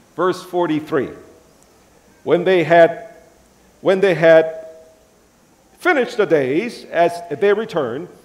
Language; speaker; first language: English; native; English